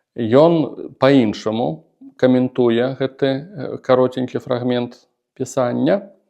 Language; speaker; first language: Belarusian; native; Belarusian